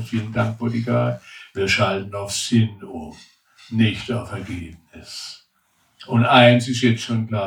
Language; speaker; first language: German; native; German